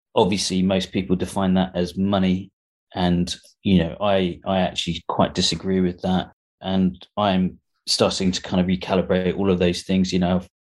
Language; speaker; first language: English; early bilingual, other home language; Hindi